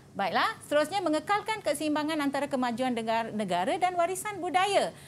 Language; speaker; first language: Malay; non-native, local second language; Tamil